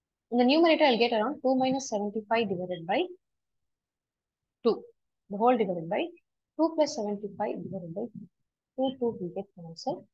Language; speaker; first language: English; non-native, local second language; Tamil